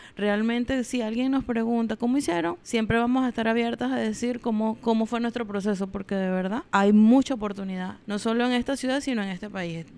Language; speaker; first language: Spanish; native; Spanish